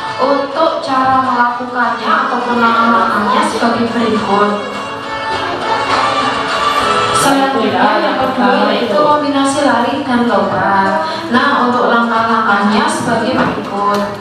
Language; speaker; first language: Indonesian; native; Indonesian